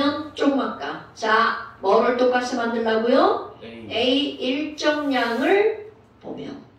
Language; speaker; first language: Korean; native; Korean